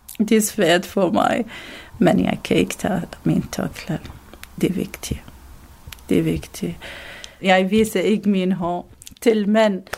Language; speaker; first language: Danish; non-native, learner; Arabic